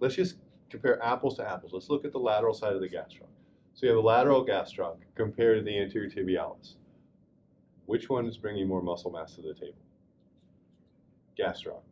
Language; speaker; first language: English; native; English